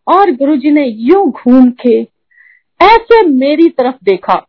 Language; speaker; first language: Hindi; native; Hindi